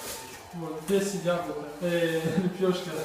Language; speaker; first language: Russian; non-native, local second language; Tajik